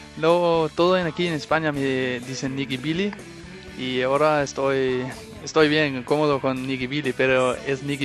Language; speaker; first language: Spanish; non-native, fluent; Danish